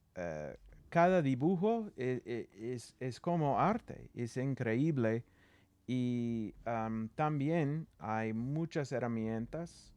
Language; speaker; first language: Spanish; non-native, learner; English